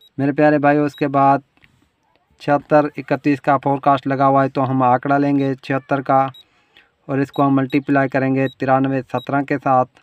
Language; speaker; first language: Urdu; non-native, local second language; Punjabi